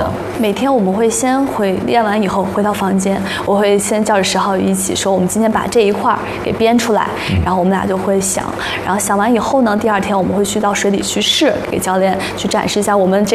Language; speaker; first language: Chinese; native; Chinese